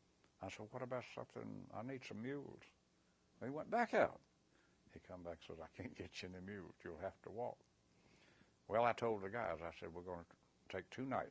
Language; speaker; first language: English; native; English